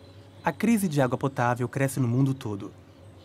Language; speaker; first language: Portuguese; native; Portuguese